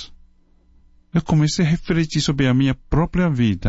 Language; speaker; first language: Portuguese; non-native, fluent; Chinese